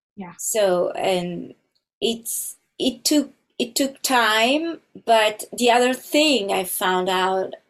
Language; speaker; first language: English; non-native, fluent; Italian